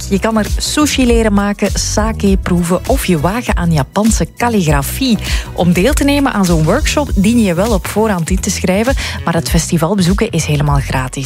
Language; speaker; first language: Dutch; native; Dutch